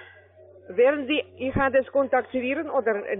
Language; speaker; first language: German; non-native, fluent; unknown